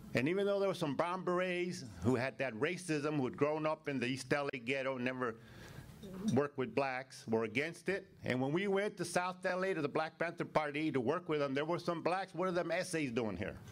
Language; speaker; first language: English; native; English